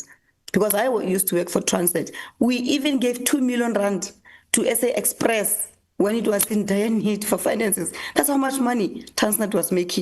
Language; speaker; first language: English; non-native, local second language; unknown